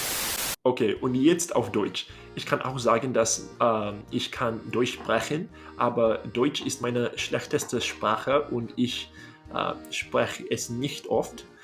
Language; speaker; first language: German; non-native, learner; English